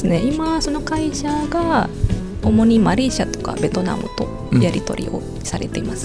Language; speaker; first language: Japanese; non-native, fluent; Indonesian